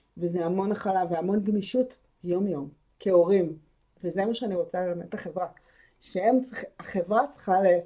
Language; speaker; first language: Hebrew; native; Hebrew